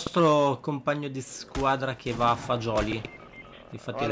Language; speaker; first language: Italian; native; Italian